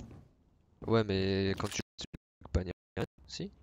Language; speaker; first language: French; native; French